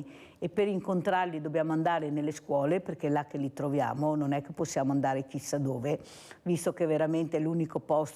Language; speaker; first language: Italian; native; Italian